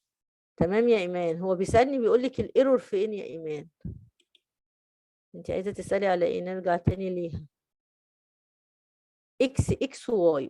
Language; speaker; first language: Arabic; native; Arabic